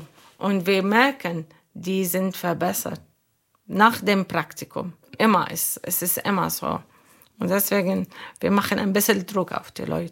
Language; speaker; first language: German; non-native, learner; Arabic